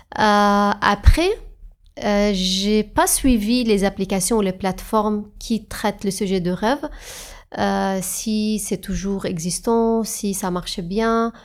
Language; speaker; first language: French; non-native, fluent; Arabic